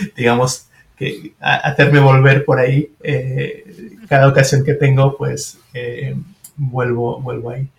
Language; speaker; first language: Spanish; non-native, fluent; French